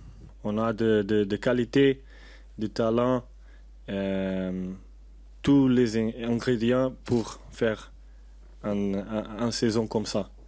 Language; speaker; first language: French; non-native, learner; Portuguese